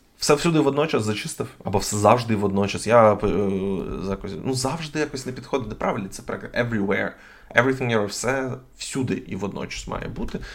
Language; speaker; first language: Ukrainian; non-native, local second language; Russian